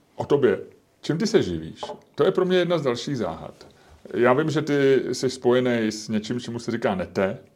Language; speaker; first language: Czech; native; Czech